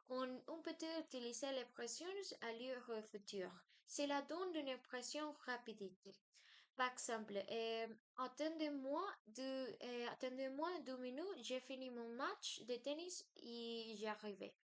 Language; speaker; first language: French; non-native, learner; Spanish